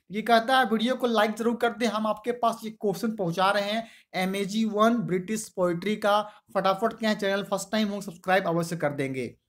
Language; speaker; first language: Hindi; native; Hindi